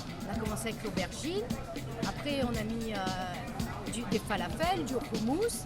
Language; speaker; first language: French; native; French